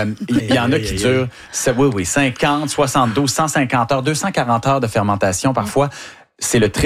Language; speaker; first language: French; native; French